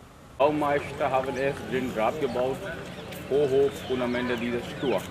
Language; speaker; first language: German; non-native, learner; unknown